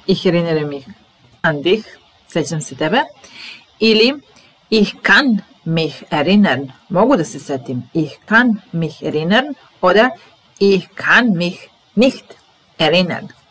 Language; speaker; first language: German; non-native, fluent; Serbian